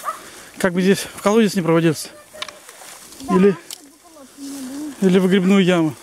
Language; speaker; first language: Russian; native; Russian